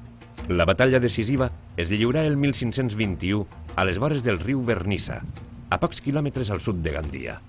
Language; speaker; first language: Catalan; native; Catalan